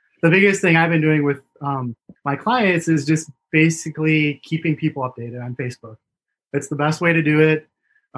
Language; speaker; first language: English; native; English